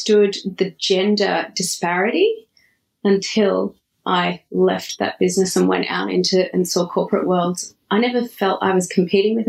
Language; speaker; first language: English; native; English